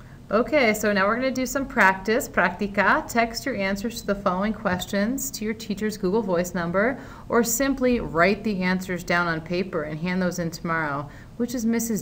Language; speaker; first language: English; native; English